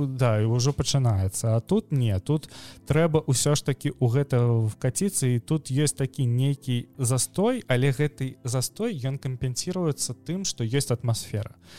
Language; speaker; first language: Belarusian; non-native, local second language; Russian